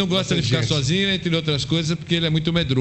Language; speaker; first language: Portuguese; native; Portuguese